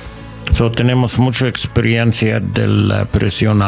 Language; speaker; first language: Spanish; non-native, fluent; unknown